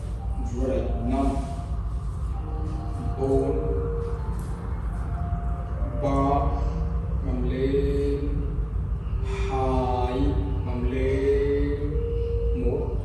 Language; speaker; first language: Vietnamese; non-native, fluent; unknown